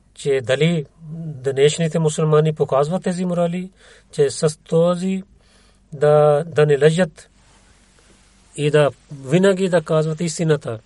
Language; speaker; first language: Bulgarian; non-native, learner; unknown